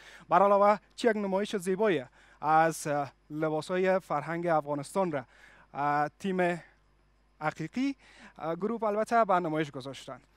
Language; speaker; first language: Persian; native; Persian